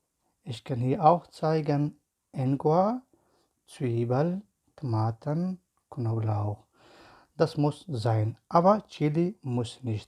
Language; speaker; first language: German; non-native, learner; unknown